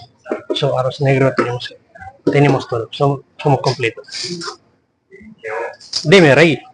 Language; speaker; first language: Spanish; non-native, learner; Filipino